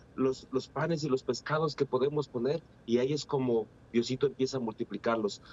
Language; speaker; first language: Spanish; native; Spanish